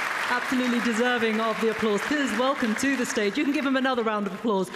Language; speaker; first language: English; native; English